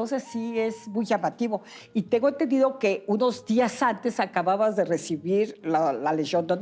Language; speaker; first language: Spanish; native; Spanish